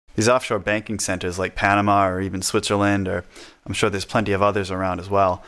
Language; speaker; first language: English; native; English